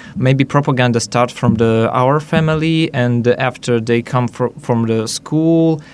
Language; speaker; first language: English; non-native, learner; Hungarian